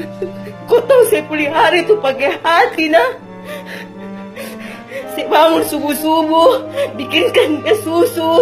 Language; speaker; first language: Indonesian; native; Indonesian